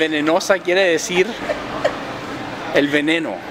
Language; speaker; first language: Spanish; early bilingual, heritage; Spanish